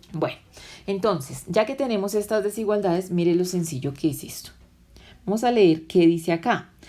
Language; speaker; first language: Spanish; native; Spanish